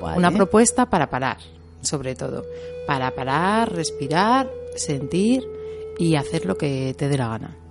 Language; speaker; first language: Spanish; native; Spanish